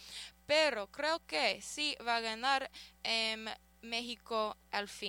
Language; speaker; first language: Spanish; early bilingual, heritage; Spanish